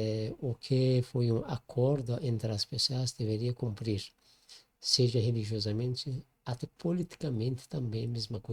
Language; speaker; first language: Portuguese; non-native, learner; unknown